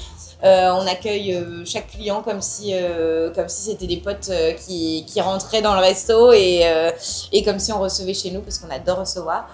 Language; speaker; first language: French; native; French